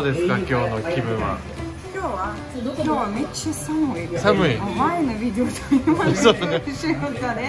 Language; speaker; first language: Japanese; non-native, learner; Russian